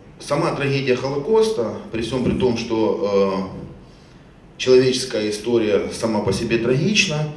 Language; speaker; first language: Russian; native; Russian